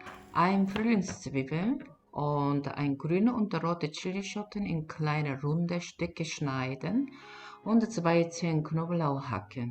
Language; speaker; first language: German; non-native, fluent; Korean